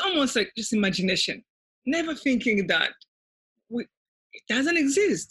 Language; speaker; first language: English; non-native, local second language; Kinyarwanda